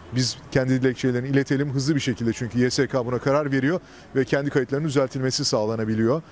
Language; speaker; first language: Turkish; native; Turkish